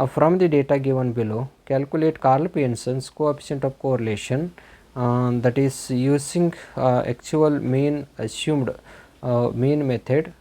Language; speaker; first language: English; non-native, local second language; Kannada